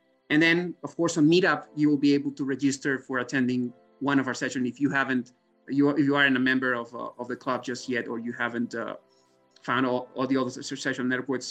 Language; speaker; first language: English; non-native, fluent; Spanish